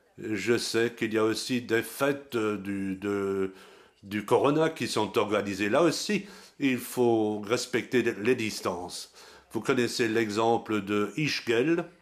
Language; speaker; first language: French; non-native, local second language; Luxembourgish